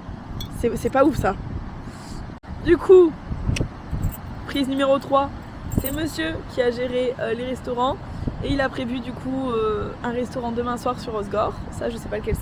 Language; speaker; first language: French; native; French